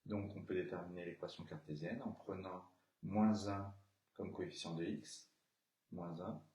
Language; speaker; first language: French; native; French